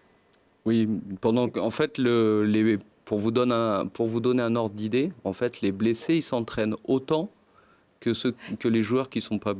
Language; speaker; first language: French; native; French